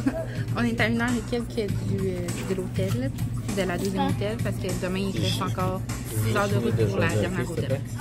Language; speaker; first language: French; native; French